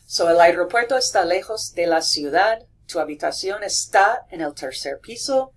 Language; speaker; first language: Spanish; non-native, fluent; English